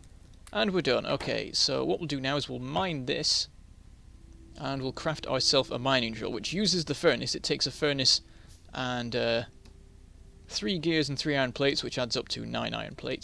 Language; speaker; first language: English; native; English